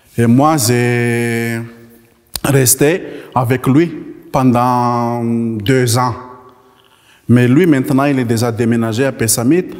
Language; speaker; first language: French; non-native, local second language; Malagasy